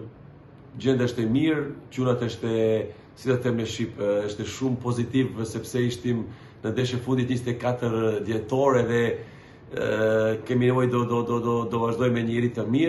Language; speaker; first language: Albanian; non-native, learner; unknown